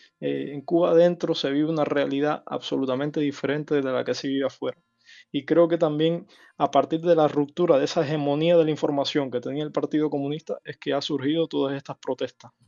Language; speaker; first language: Spanish; native; Spanish